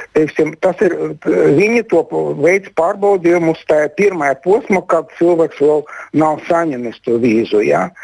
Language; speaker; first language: Latvian; non-native, local second language; Russian